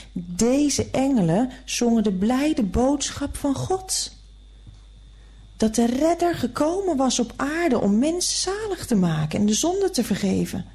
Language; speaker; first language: Dutch; native; Dutch